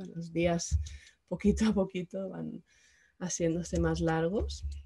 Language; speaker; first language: Spanish; non-native, local second language; English